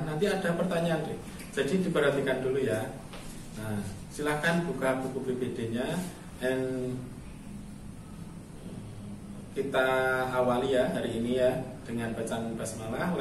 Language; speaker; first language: Indonesian; native; Indonesian